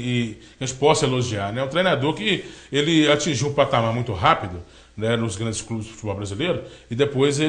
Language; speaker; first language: Portuguese; native; Portuguese